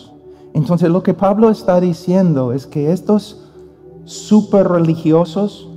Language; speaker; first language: Spanish; non-native, fluent; English